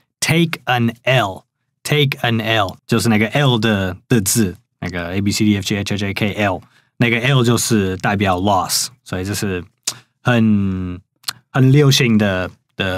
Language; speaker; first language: Chinese; non-native, fluent; English